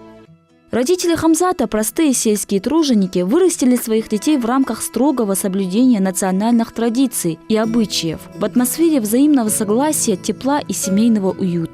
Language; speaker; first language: Russian; native; Russian